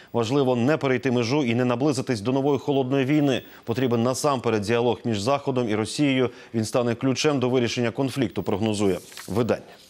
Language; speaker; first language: Ukrainian; native; Ukrainian